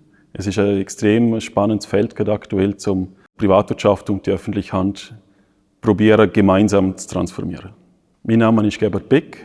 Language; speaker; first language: German; native; German